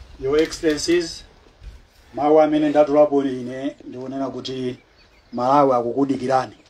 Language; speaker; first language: Nyanja; native; Nyanja